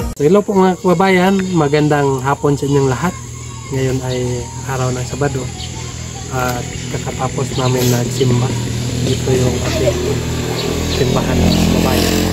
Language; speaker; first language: Filipino; non-native, local second language; Cebuano